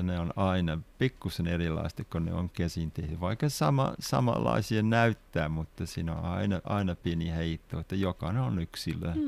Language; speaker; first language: Finnish; non-native, fluent; English